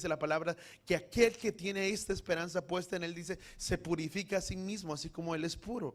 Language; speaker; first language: Spanish; native; Spanish